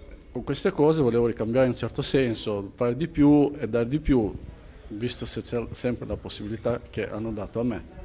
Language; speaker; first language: Italian; non-native, fluent; Albanian